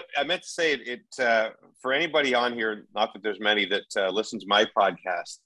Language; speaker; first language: English; native; English